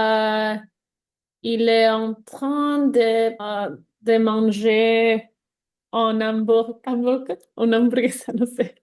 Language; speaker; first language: French; non-native, learner; Spanish